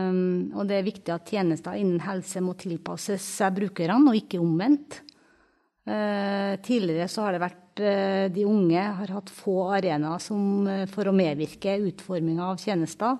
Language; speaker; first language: Norwegian; native; Norwegian